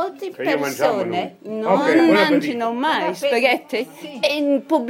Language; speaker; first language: Italian; non-native, learner; English